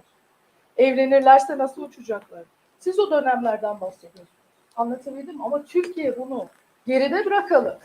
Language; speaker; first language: Turkish; native; Turkish